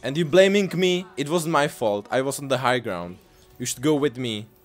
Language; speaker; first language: English; non-native, learner; Czech